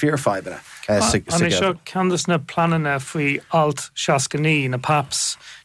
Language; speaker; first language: Irish; native; Irish